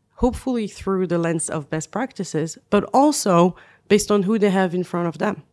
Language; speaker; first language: English; non-native, fluent; French